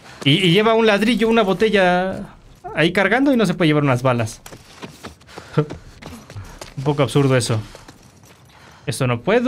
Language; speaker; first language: Spanish; native; Spanish